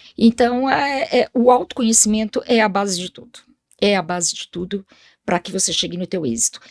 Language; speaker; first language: Portuguese; early bilingual, other home language; Spanish